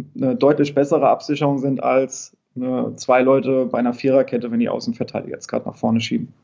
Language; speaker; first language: German; native; German